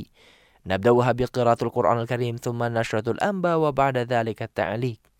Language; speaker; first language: Arabic; non-native, fluent; Indonesian